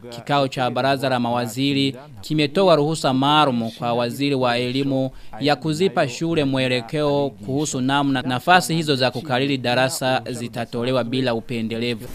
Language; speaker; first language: Swahili; non-native, local second language; Rundi